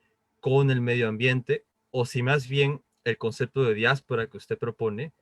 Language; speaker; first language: Spanish; native; Spanish